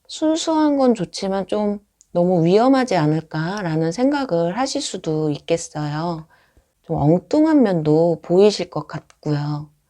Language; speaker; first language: Korean; native; Korean